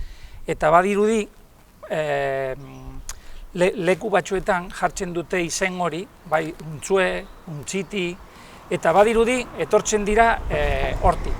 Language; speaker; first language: Basque; non-native, local second language; Spanish